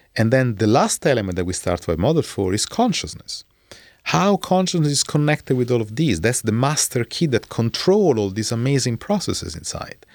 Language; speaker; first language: English; non-native, fluent; Italian